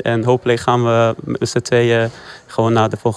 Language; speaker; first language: Dutch; non-native, fluent; Persian